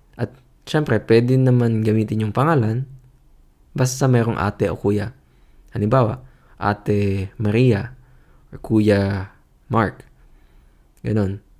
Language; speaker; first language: Filipino; native; Filipino